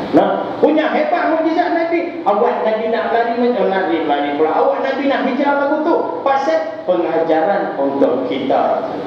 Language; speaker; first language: Malay; non-native, local second language; Tamil